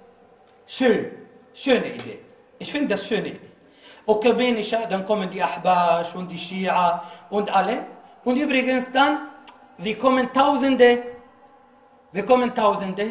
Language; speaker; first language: German; non-native, fluent; Arabic